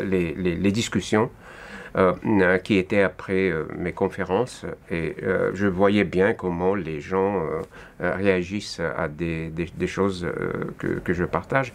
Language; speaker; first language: French; non-native, fluent; Russian